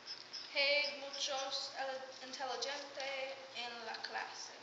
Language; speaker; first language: Spanish; non-native, learner; English